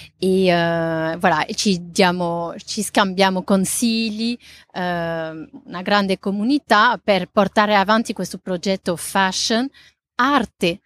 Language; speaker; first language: Italian; non-native, fluent; French